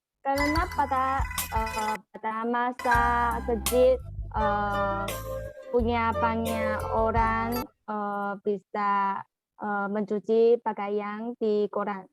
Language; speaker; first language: Indonesian; non-native, learner; Chinese